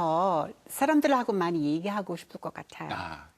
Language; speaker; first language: Korean; non-native, fluent; English